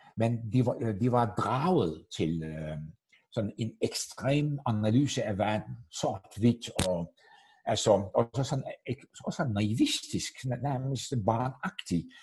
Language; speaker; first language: Danish; non-native, fluent; Turkish